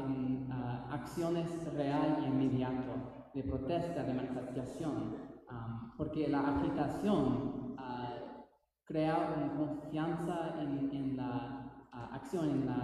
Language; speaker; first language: Spanish; non-native, fluent; English